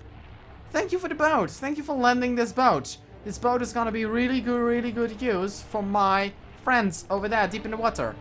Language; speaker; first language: English; native; English